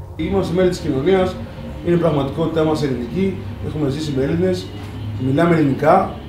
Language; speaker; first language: Greek; early bilingual, other home language; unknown